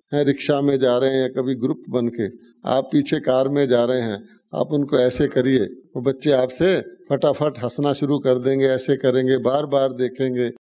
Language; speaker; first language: Hindi; native; Hindi